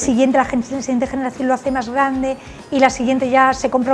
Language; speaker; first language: Spanish; native; Spanish